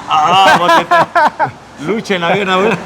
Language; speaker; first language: Russian; non-native, learner; Spanish